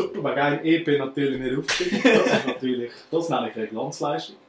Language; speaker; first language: German; native; German